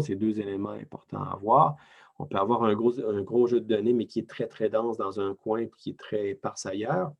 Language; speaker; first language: French; native; French